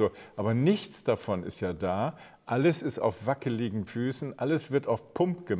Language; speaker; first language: German; native; German